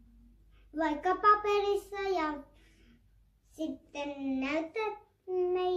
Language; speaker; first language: Finnish; early bilingual, other home language; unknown